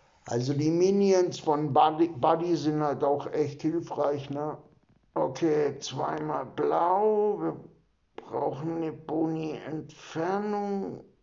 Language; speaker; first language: German; native; German